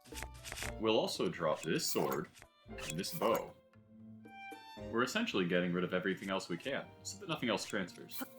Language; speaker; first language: English; native; English